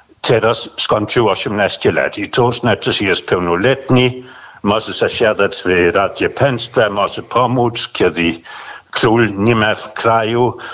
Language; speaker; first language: Polish; non-native, fluent; Danish